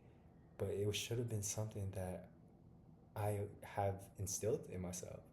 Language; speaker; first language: English; native; English